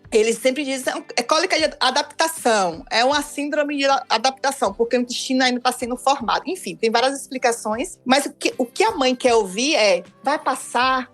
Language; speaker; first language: Portuguese; native; Portuguese